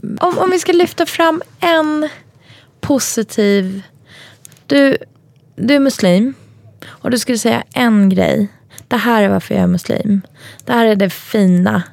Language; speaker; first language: Swedish; native; Swedish